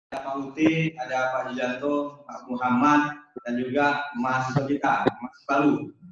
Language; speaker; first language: Indonesian; native; Indonesian